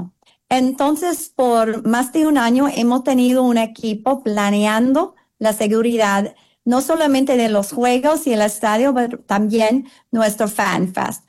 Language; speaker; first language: Spanish; non-native, fluent; English